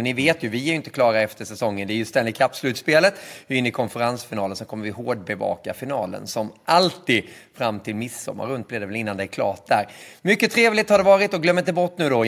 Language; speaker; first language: Swedish; native; Swedish